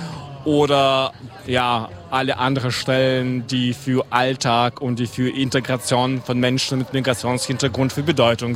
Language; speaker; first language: German; non-native, fluent; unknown